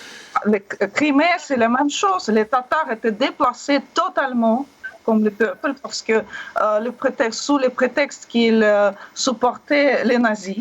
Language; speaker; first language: French; non-native, learner; Russian